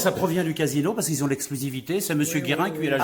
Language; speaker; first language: French; native; French